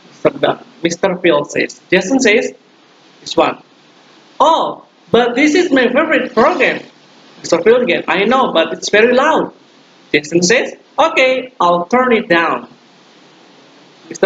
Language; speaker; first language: English; non-native, fluent; Indonesian